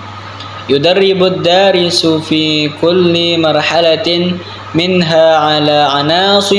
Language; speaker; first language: Arabic; non-native, learner; Indonesian